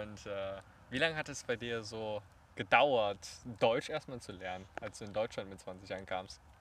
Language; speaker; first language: German; non-native, fluent; Chinese